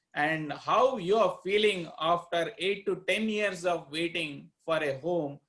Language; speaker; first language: English; non-native, local second language; Kannada